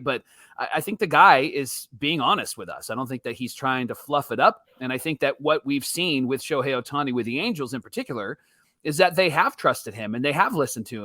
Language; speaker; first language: English; native; English